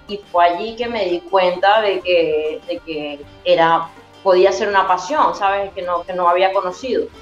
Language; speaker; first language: Spanish; native; Spanish